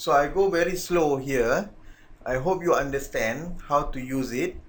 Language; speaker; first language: English; non-native, local second language; Malay